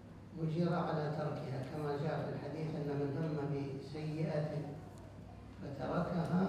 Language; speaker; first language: Arabic; native; Arabic